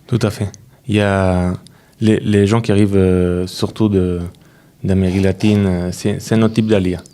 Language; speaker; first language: French; non-native, fluent; Spanish